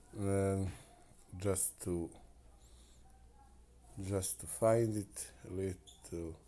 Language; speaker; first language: English; non-native, learner; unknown